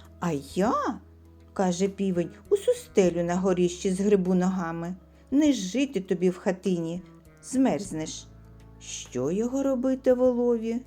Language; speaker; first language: Ukrainian; native; Ukrainian